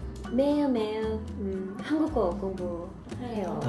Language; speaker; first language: Korean; non-native, learner; English